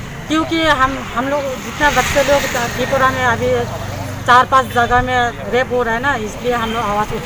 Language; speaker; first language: Hindi; non-native, local second language; Kok Borok